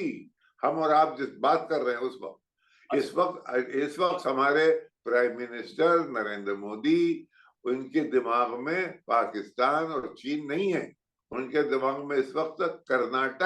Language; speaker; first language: Hindi; native; Hindi